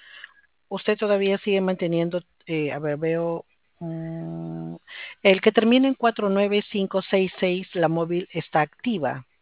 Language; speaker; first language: Spanish; native; Spanish